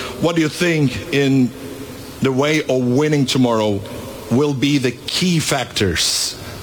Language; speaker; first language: English; non-native, fluent; Turkish